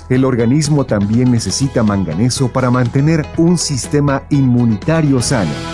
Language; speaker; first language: Spanish; native; Spanish